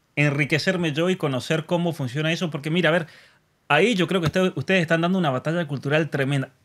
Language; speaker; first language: Spanish; native; Spanish